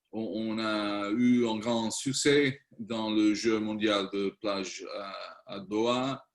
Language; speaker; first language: French; non-native, learner; Spanish